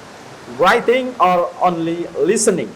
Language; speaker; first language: English; non-native, learner; Indonesian